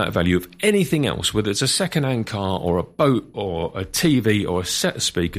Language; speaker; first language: English; native; English